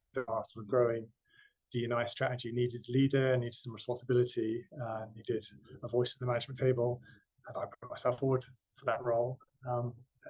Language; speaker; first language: English; native; English